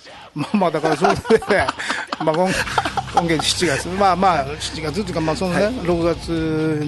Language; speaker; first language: Japanese; native; Japanese